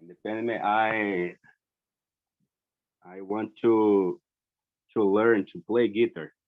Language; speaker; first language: English; non-native, learner; Portuguese